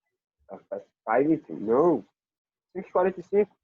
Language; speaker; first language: English; non-native, learner; Portuguese